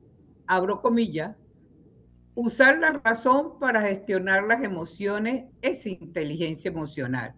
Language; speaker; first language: Spanish; native; Spanish